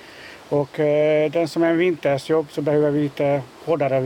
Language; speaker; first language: Swedish; non-native, fluent; Hungarian